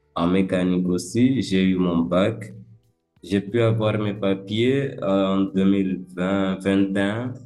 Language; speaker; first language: French; early bilingual, other home language; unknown